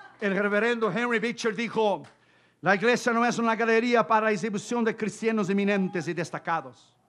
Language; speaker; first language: Spanish; non-native, fluent; Portuguese